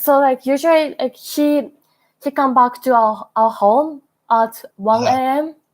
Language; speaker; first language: English; non-native, learner; Japanese